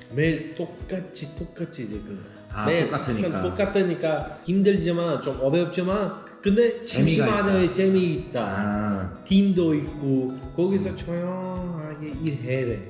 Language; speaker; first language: Korean; non-native, learner; Uzbek